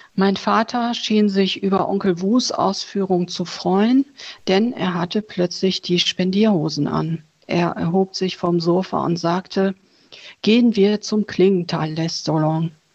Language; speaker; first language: German; early bilingual, other home language; Chinese